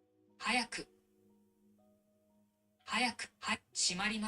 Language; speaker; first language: Japanese; non-native, learner; Chinese